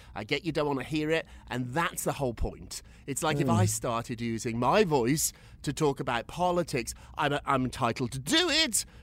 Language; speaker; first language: English; native; English